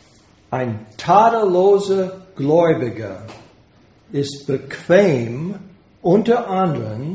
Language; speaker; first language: German; non-native, fluent; English